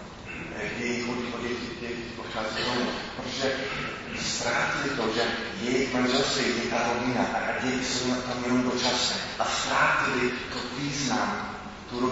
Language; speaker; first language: Czech; non-native, fluent; English